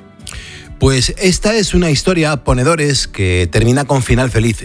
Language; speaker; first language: Spanish; native; Spanish